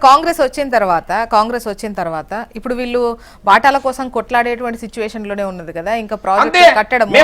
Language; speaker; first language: Telugu; native; Telugu